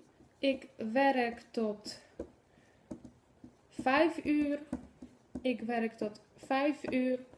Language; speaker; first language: Dutch; non-native, fluent; Polish